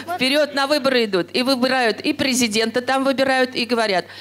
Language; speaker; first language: Russian; non-native, local second language; Tatar